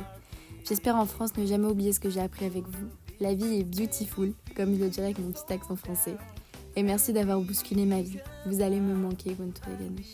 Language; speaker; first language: French; native; French